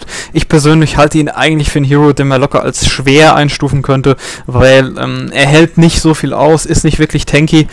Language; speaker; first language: German; native; German